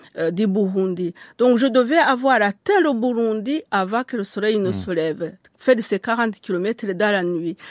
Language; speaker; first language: French; non-native, local second language; Kinyarwanda